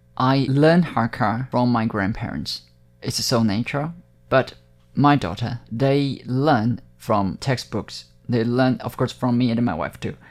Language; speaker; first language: English; non-native, fluent; Hakka Chinese